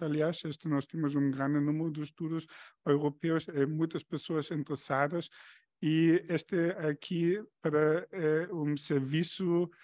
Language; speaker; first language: Portuguese; non-native, fluent; German